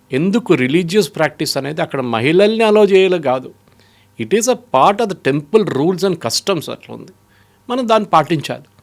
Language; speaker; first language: Telugu; non-native, fluent; Malayalam